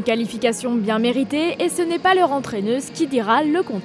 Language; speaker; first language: French; native; French